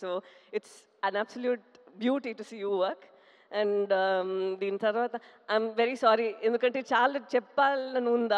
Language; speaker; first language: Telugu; non-native, local second language; Tamil